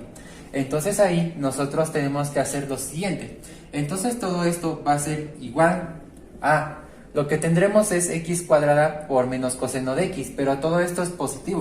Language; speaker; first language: Spanish; native; Spanish